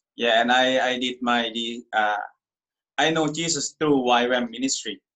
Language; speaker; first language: English; non-native, learner; Thai